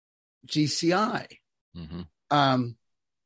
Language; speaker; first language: English; native; English